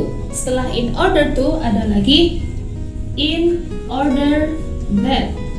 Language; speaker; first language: English; non-native, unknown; Indonesian